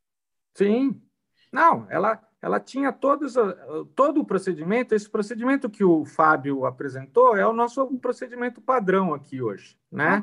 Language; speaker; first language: Portuguese; native; Portuguese